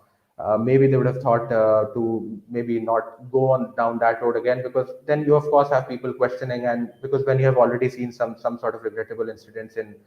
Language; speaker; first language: English; non-native, local second language; Hindi